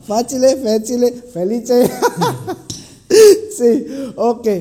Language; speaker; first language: Italian; non-native, learner; Indonesian